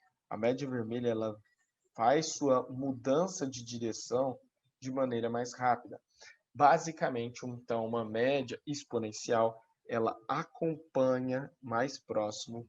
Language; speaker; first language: Portuguese; native; Portuguese